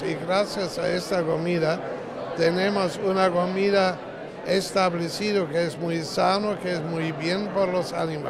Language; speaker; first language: Spanish; non-native, fluent; German